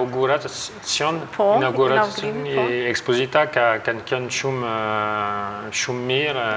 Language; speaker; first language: Albanian; non-native, learner; French